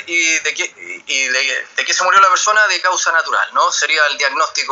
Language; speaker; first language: Spanish; native; Spanish